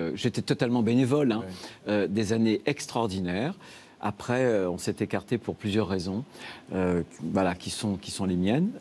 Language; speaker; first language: French; native; French